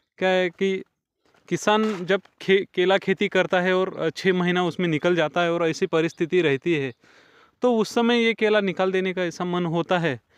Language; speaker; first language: Hindi; non-native, local second language; Marathi